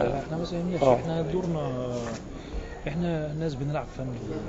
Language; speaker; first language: Arabic; native; Arabic